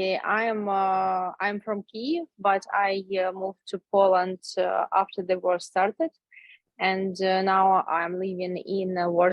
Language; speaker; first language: English; non-native, learner; Ukrainian